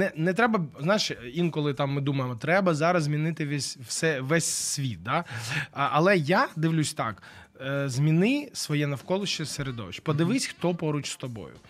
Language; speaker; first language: Ukrainian; non-native, local second language; Russian